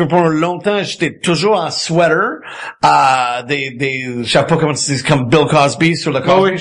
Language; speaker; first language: French; non-native, fluent; English